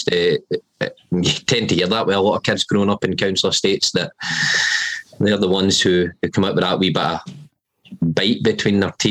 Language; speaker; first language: English; native; English